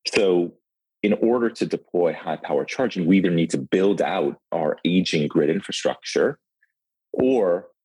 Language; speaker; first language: English; early bilingual, other home language; Ukrainian